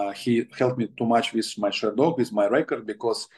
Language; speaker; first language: English; non-native, learner; Russian